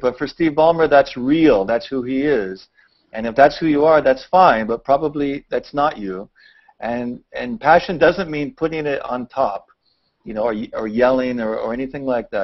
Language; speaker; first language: English; native; English